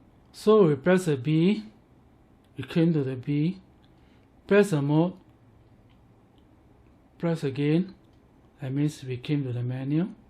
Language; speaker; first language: English; non-native, learner; Chinese